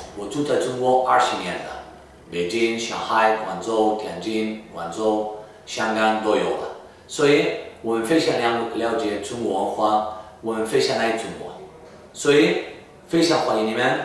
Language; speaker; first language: Chinese; non-native, fluent; Spanish